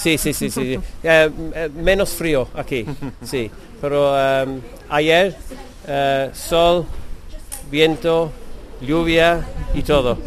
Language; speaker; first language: Spanish; non-native, learner; English